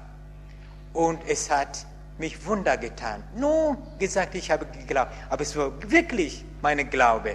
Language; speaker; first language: German; non-native, learner; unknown